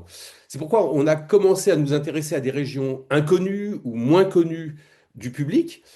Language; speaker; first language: French; native; French